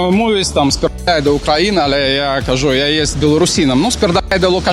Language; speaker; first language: Polish; non-native, learner; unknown